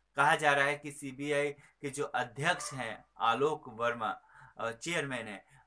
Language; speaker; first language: Hindi; native; Hindi